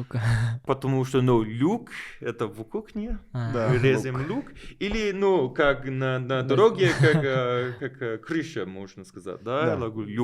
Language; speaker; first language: Russian; non-native, learner; English